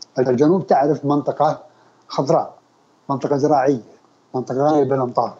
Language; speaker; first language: Arabic; native; Arabic